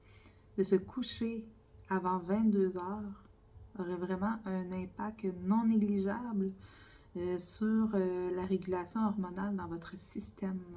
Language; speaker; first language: French; native; French